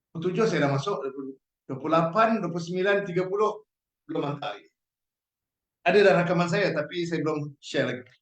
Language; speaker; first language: Malay; native; Malay